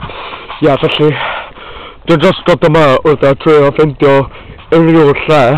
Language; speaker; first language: Welsh; non-native, learner; Hungarian